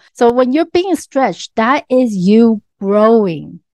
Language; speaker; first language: English; early bilingual, other home language; Chinese